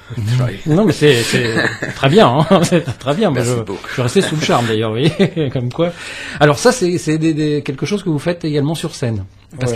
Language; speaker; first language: French; native; French